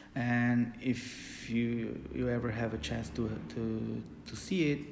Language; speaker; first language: English; non-native, fluent; Polish